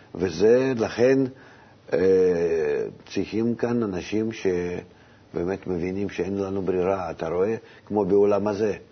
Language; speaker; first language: Hebrew; non-native, fluent; Russian